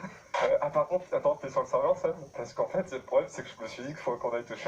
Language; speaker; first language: French; native; French